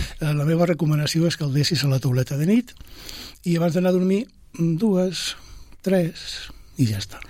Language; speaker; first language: Catalan; non-native, local second language; Spanish